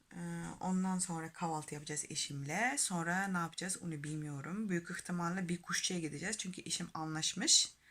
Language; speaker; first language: Turkish; non-native, fluent; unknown